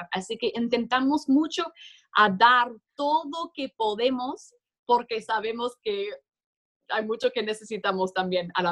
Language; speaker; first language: Spanish; non-native, fluent; English